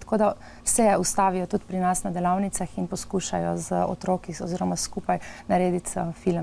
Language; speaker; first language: Slovenian; native; Slovenian